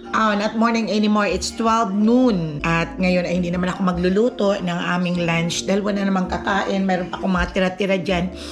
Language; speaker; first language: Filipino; non-native, local second language; Cebuano